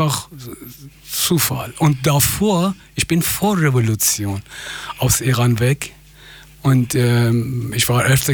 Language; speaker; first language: German; non-native, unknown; Persian